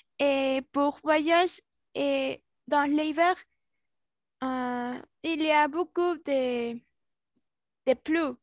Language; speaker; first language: French; non-native, learner; Spanish